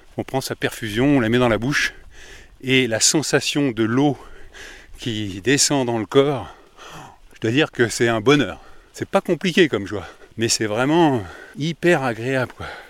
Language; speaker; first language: French; native; French